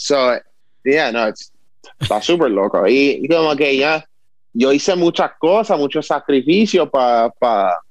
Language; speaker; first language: Spanish; early bilingual, heritage; Spanish